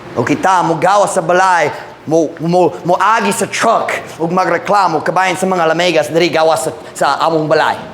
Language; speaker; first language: Cebuano; non-native, fluent; English